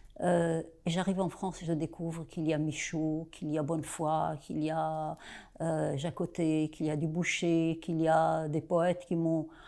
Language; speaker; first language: French; non-native, local second language; Arabic